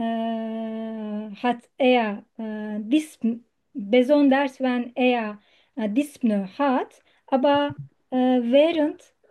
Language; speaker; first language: German; non-native, learner; Turkish